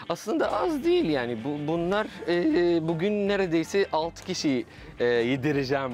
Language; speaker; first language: Turkish; non-native, fluent; Arabic